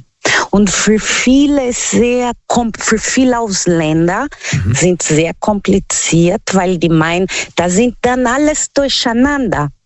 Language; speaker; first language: German; non-native, learner; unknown